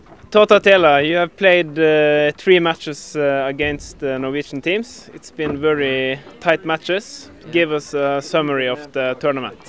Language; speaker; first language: English; non-native, fluent; Norwegian